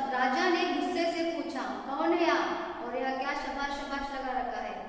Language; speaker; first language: Hindi; non-native, local second language; Kannada